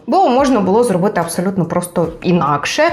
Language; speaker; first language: Ukrainian; native; Ukrainian